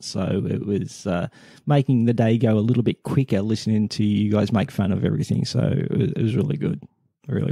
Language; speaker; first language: English; native; English